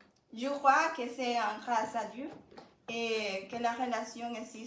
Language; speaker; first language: French; non-native, learner; Spanish